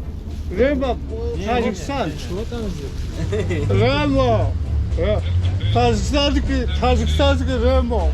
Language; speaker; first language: Russian; non-native, local second language; Tajik